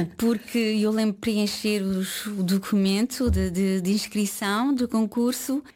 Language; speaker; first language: Portuguese; early bilingual, heritage; Portuguese